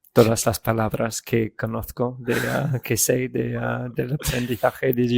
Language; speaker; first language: Spanish; non-native, fluent; English